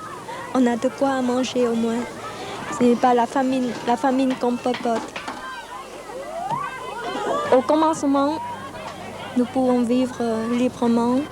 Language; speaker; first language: French; non-native, fluent; Khmer